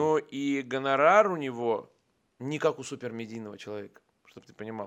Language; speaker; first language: Russian; native; Russian